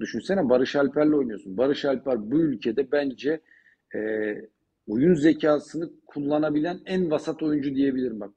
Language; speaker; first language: Turkish; native; Turkish